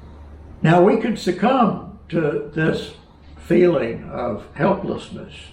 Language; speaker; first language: English; native; English